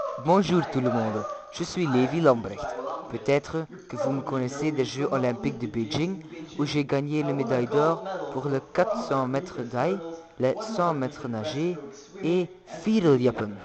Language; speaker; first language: French; non-native, learner; Dutch